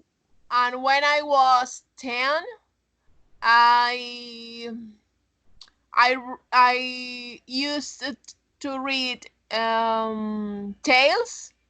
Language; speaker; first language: English; non-native, learner; Spanish